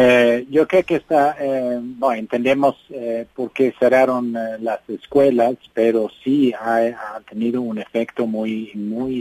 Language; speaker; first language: Spanish; non-native, fluent; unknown